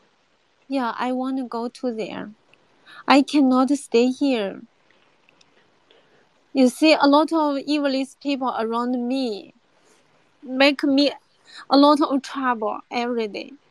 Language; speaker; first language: English; non-native, learner; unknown